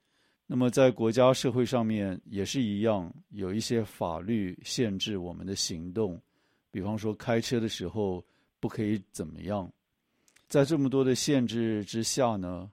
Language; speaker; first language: Chinese; native; Chinese